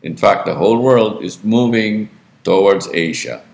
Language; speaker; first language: English; non-native, local second language; Filipino